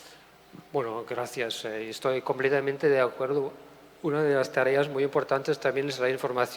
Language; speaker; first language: Spanish; non-native, fluent; German